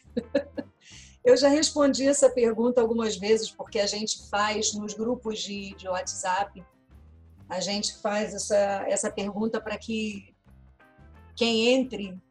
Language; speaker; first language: Portuguese; native; Portuguese